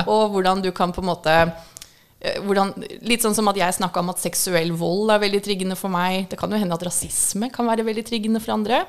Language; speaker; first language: Norwegian; early bilingual, other home language; English